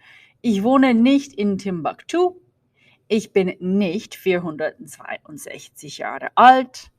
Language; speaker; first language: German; non-native, fluent; English